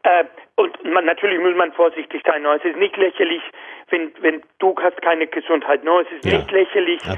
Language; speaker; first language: German; non-native, fluent; Spanish